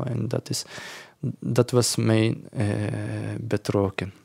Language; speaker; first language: Dutch; non-native, learner; Ukrainian